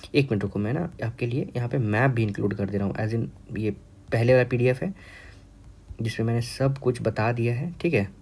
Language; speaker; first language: Hindi; native; Hindi